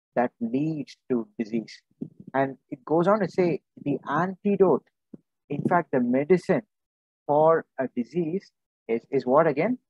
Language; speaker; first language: English; non-native, local second language; Tamil